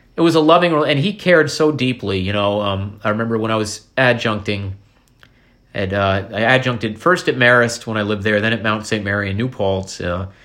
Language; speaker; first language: English; native; English